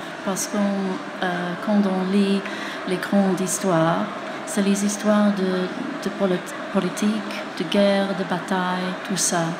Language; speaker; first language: French; non-native, fluent; English